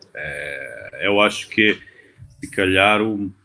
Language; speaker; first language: Portuguese; non-native, fluent; Italian